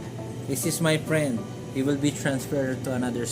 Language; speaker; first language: English; non-native, learner; Filipino